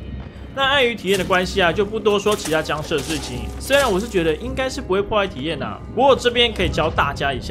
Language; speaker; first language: Chinese; native; Chinese